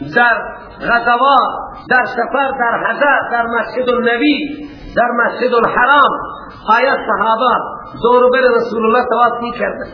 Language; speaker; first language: Persian; native; Persian